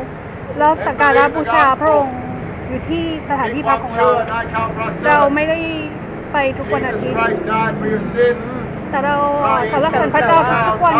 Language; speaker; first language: Thai; native; Thai